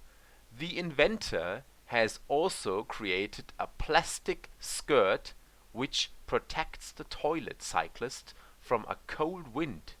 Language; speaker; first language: English; non-native, fluent; German